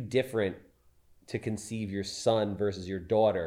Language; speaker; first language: English; native; English